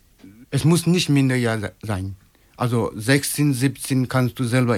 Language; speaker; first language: German; non-native, learner; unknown